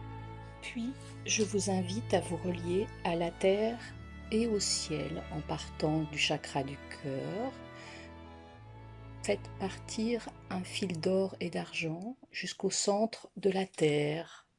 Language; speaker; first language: French; native; French